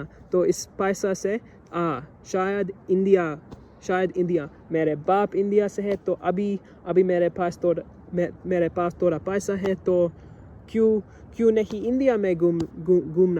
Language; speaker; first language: Hindi; non-native, learner; English